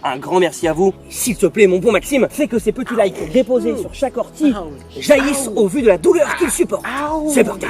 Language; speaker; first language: French; native; French